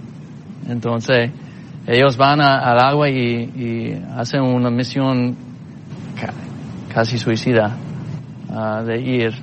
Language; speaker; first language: Spanish; non-native, fluent; English